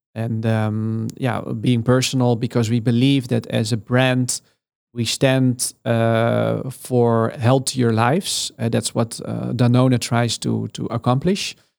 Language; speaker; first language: English; non-native, fluent; Dutch